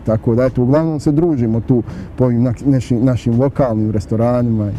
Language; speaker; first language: Bosnian; native; Bosnian